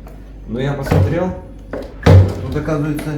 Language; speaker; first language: Russian; native; Russian